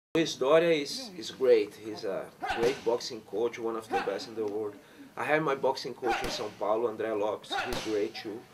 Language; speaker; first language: English; non-native, fluent; Portuguese